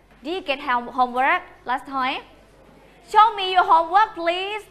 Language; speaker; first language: English; non-native, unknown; Thai